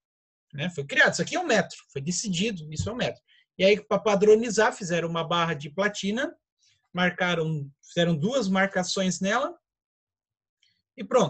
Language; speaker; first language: Portuguese; native; Portuguese